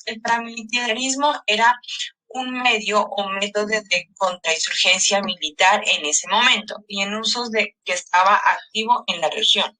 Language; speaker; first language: Spanish; native; Spanish